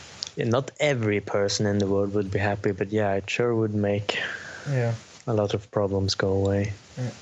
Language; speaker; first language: English; non-native, fluent; Norwegian